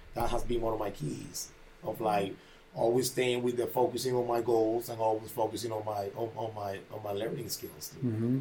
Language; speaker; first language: English; non-native, fluent; Spanish